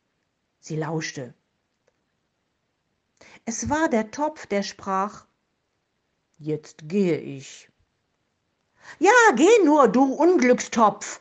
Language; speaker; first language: German; native; German